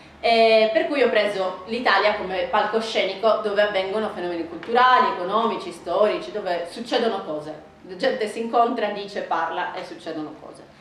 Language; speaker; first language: Italian; native; Italian